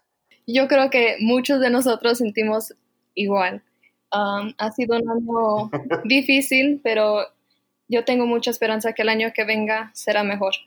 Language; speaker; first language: Spanish; early bilingual, heritage; Spanish